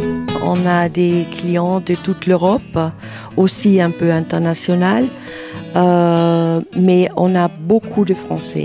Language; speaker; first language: French; non-native, fluent; German